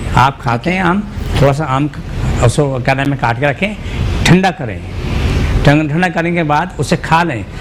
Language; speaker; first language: Urdu; non-native, local second language; Pashto